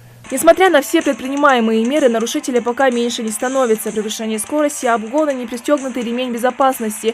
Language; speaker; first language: Russian; native; Russian